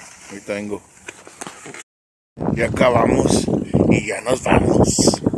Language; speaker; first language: Spanish; early bilingual, heritage; Spanish